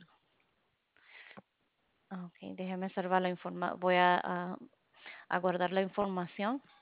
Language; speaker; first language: Spanish; non-native, fluent; English